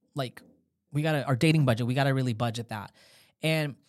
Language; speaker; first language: English; native; English